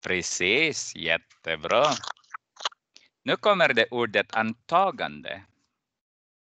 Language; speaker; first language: Swedish; non-native, fluent; Persian